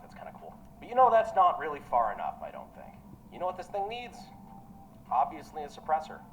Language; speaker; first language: English; native; English